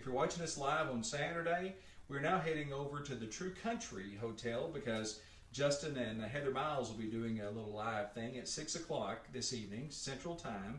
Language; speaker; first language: English; native; English